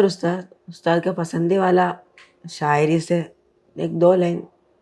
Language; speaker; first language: Hindi; non-native, learner; Malayalam